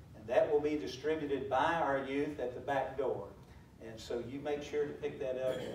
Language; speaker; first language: English; native; English